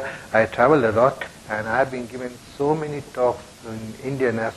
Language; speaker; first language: English; non-native, local second language; Sinhala